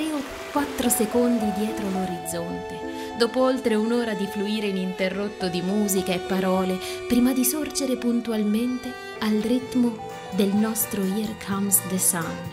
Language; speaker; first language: Italian; native; Italian